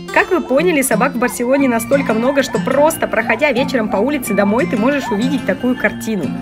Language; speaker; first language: Russian; native; Russian